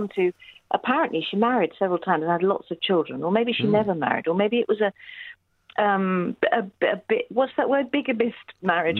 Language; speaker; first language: English; native; English